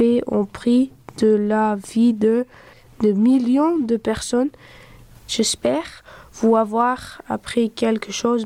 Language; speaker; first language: French; early bilingual, other home language; Dutch